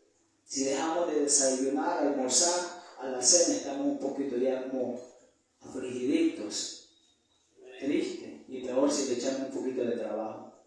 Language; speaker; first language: Spanish; native; Spanish